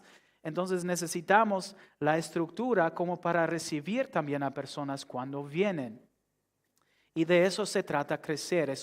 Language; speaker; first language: Spanish; non-native, fluent; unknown